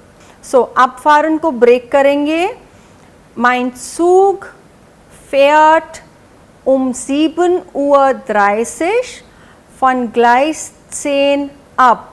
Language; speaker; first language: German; non-native, fluent; Hindi